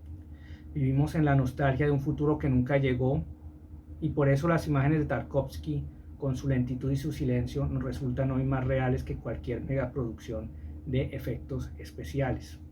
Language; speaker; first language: Spanish; native; Spanish